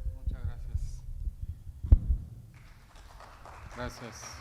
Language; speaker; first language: Spanish; native; Spanish